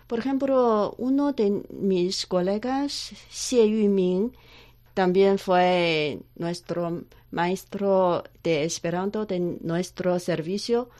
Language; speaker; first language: Spanish; non-native, learner; Chinese